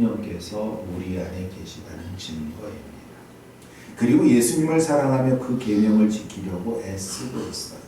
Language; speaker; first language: Korean; native; Korean